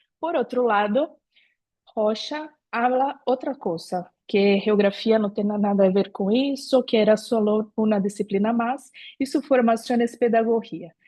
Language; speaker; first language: Spanish; non-native, fluent; Portuguese